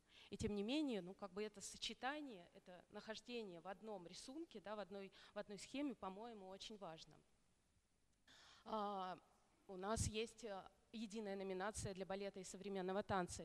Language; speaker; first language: Russian; native; Russian